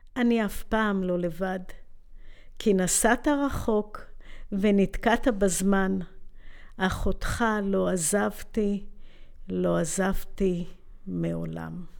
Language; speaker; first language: Hebrew; native; Hebrew